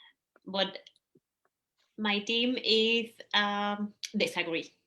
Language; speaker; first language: English; non-native, learner; Spanish